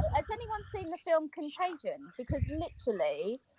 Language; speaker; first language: English; non-native, fluent; Bulgarian